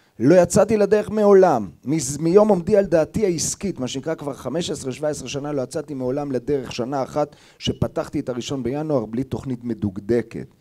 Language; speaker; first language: Hebrew; native; Hebrew